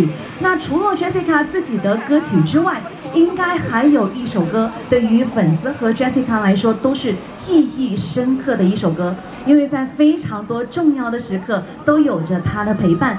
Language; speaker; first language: Chinese; native; Chinese